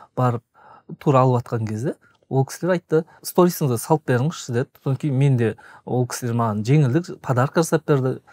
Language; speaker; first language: Kazakh; native; Kazakh